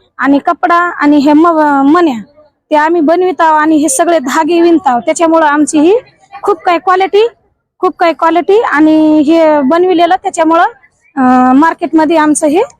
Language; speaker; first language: Marathi; non-native, local second language; Lambadi